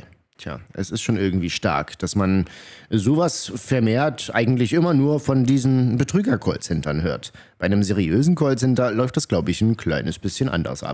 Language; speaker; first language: German; native; German